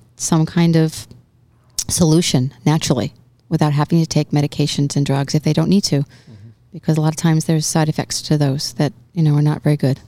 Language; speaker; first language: English; native; English